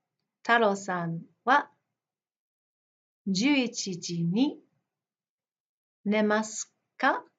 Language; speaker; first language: Japanese; non-native, fluent; English